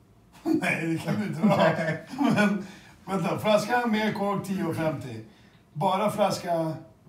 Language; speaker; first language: Swedish; early bilingual, other home language; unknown